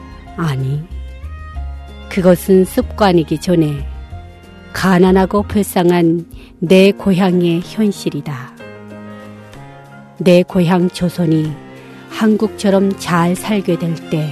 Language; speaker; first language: Korean; non-native, local second language; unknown